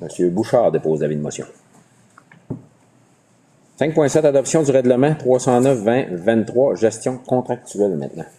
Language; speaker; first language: French; native; French